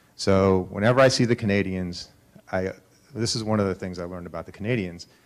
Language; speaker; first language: English; native; English